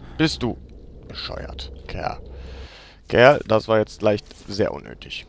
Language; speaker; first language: German; native; German